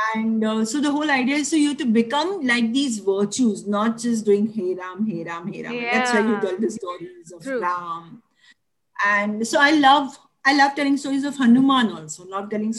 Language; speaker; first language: English; non-native, local second language; Tulu